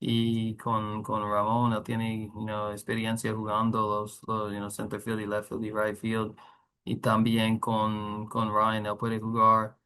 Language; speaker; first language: Spanish; non-native, learner; English